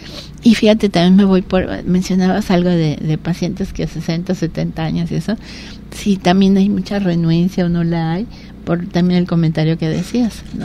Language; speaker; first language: Spanish; native; Spanish